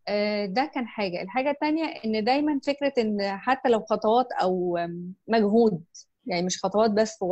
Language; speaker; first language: Arabic; native; Arabic